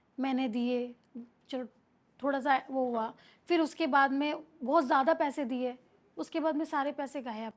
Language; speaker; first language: Hindi; native; Hindi